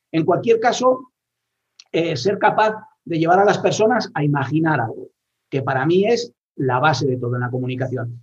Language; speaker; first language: Spanish; native; Spanish